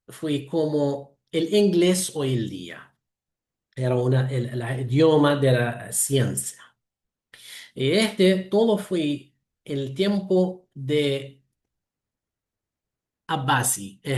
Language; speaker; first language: Spanish; non-native, fluent; Arabic